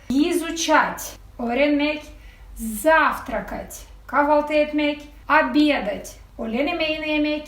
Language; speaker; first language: Turkish; non-native, fluent; Russian